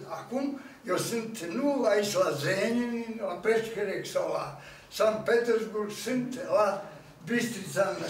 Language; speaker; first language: Romanian; non-native, fluent; Serbian